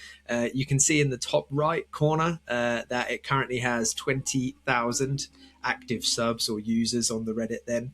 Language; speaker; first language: English; native; English